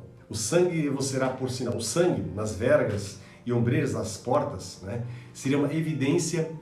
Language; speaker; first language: Portuguese; native; Portuguese